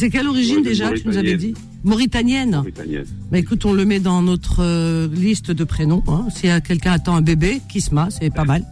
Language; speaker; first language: French; native; French